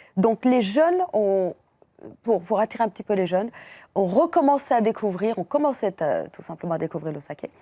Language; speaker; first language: French; non-native, fluent; Persian